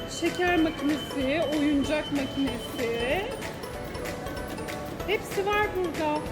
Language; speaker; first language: Turkish; native; Turkish